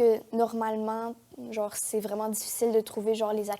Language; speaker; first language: French; native; French